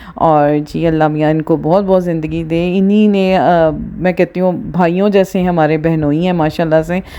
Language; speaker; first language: Urdu; non-native, local second language; Punjabi